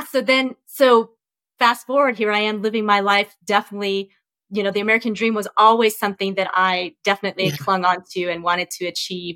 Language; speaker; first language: English; early bilingual, other home language; Vietnamese